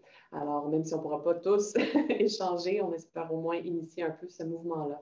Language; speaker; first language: French; native; French